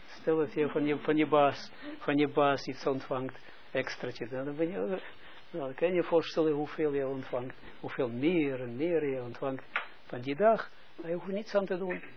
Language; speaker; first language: Dutch; non-native, fluent; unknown